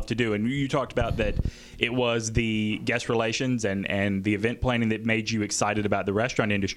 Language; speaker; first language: English; native; English